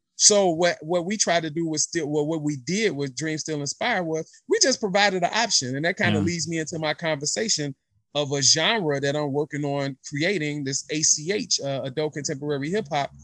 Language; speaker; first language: English; native; English